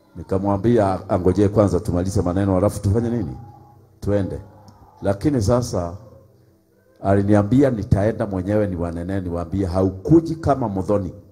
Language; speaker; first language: Swahili; non-native, local second language; Kikuyu